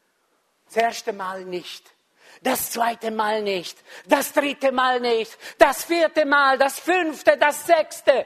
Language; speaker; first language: German; non-native, fluent; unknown